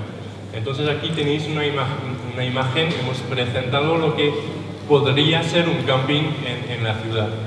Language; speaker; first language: Spanish; non-native, learner; French